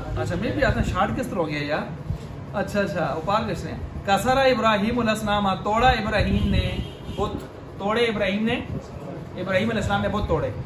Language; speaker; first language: Urdu; non-native, local second language; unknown